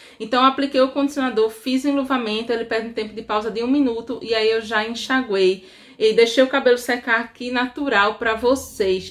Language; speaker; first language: Portuguese; native; Portuguese